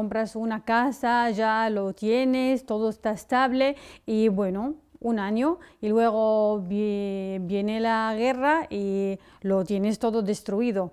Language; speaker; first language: Spanish; non-native, fluent; Arabic